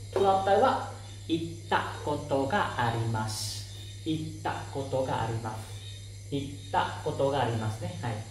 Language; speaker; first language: Japanese; non-native, fluent; Khmer